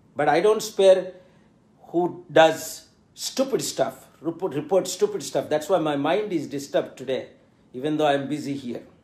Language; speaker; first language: English; non-native, local second language; Telugu